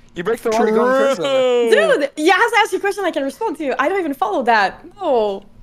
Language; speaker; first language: English; non-native, fluent; French